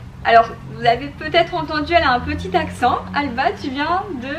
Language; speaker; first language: French; native; French